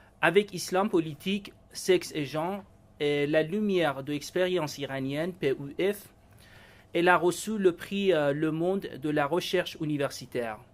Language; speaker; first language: French; non-native, fluent; Persian